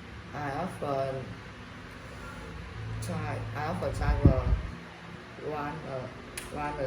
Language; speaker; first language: English; non-native, learner; Vietnamese